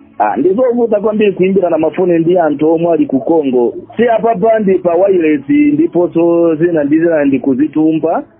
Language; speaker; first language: Nyanja; non-native, fluent; Swahili